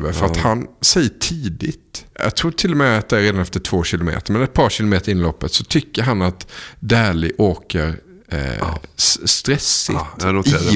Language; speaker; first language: Swedish; native; Swedish